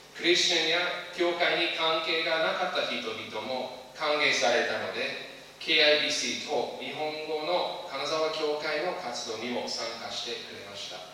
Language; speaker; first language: Japanese; non-native, fluent; English